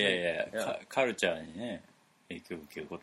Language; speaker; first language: English; non-native, learner; Japanese